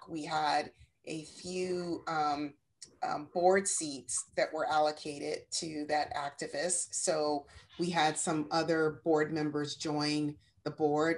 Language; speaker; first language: English; native; English